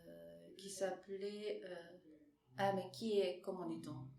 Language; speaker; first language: French; non-native, fluent; Japanese